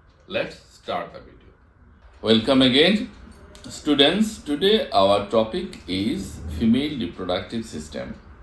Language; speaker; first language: English; non-native, local second language; Bangla